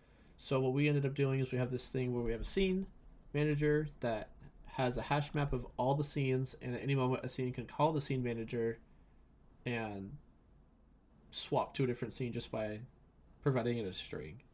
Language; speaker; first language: English; native; English